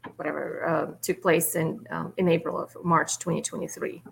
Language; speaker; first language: English; non-native, fluent; Russian